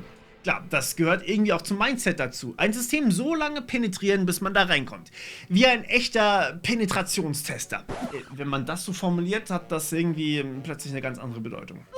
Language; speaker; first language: German; native; German